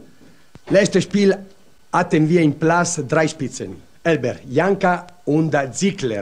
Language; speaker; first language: German; non-native, learner; Italian